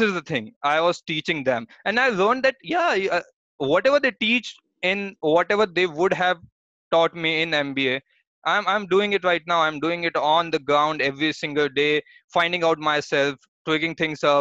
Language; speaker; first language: English; non-native, local second language; Hindi